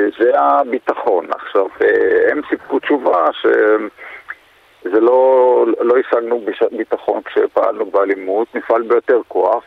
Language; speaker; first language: Hebrew; native; Hebrew